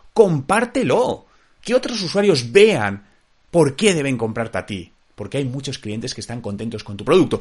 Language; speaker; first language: Spanish; native; Spanish